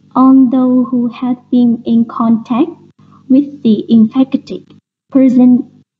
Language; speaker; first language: English; non-native, learner; Vietnamese